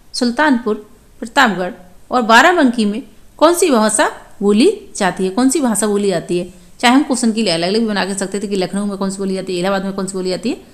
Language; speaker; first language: Hindi; native; Hindi